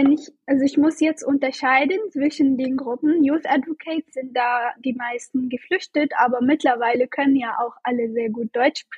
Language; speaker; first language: German; non-native, fluent; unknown